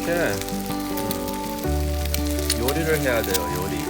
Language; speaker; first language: Korean; early bilingual, heritage; Korean